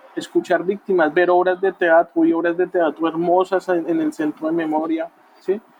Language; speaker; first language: Spanish; native; Spanish